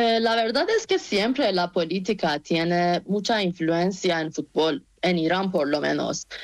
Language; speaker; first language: Spanish; non-native, learner; Persian